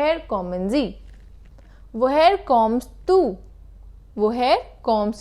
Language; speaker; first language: German; non-native, fluent; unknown